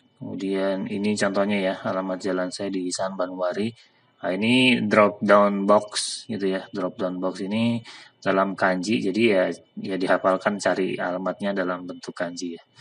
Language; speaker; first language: Indonesian; native; Indonesian